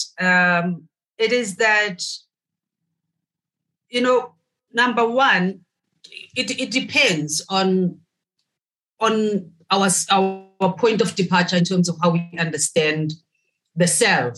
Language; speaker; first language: English; non-native, local second language; Zulu